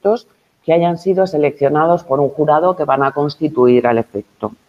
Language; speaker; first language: Spanish; native; Spanish